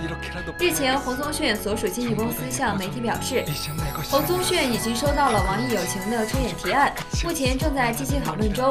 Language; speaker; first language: Chinese; native; Chinese